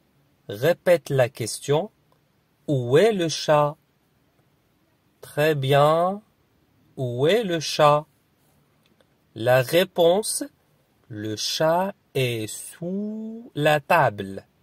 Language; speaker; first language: French; non-native, fluent; Arabic